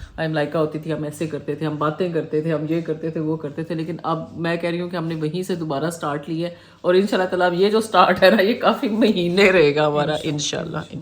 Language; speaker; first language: Urdu; native; Urdu